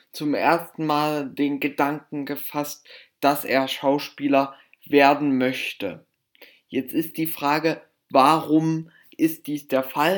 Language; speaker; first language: German; native; German